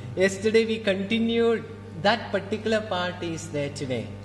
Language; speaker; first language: English; non-native, local second language; Malayalam